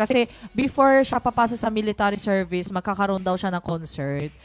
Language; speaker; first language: Filipino; non-native, fluent; Korean